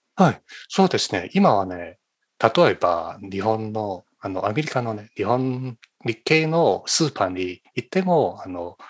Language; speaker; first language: Japanese; non-native, fluent; Chinese